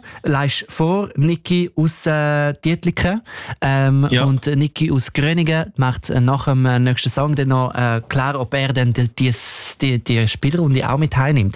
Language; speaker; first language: German; native; German